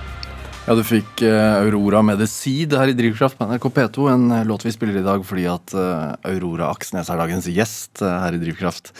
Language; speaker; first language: Norwegian; native; Norwegian